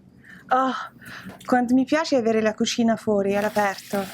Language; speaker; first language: Italian; non-native, fluent; English